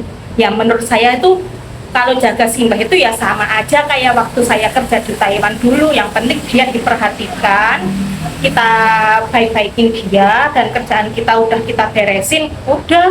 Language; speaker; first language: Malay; non-native, local second language; Javanese